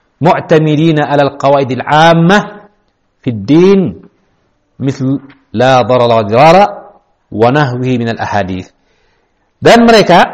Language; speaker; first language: Arabic; non-native, fluent; Indonesian